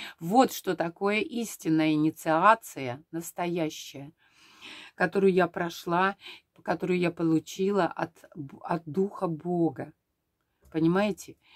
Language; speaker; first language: Russian; native; Russian